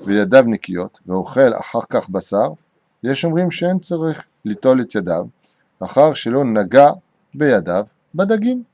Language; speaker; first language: Hebrew; non-native, fluent; French